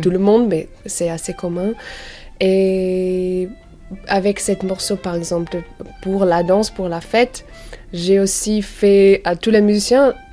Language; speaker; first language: French; non-native, learner; English